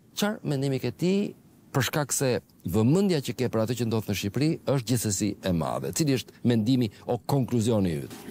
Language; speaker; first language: Albanian; native; Albanian